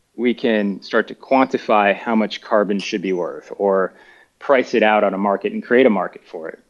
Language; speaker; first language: English; native; English